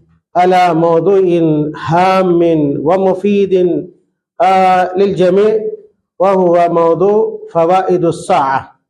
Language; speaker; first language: Arabic; non-native, fluent; Urdu